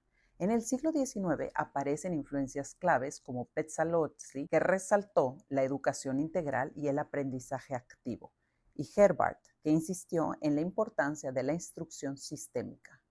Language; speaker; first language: Spanish; native; Spanish